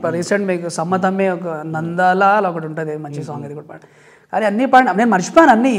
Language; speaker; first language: Telugu; non-native, local second language; Urdu